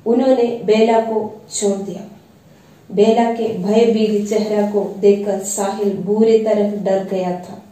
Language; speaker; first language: Hindi; non-native, local second language; Malayalam